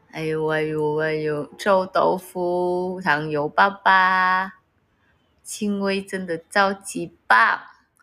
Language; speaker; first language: Chinese; non-native, learner; Vietnamese